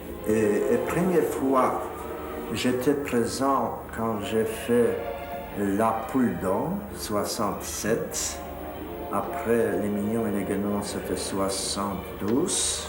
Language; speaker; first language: French; non-native, fluent; Polish